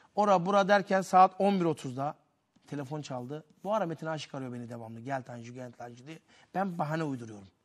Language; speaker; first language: Turkish; native; Turkish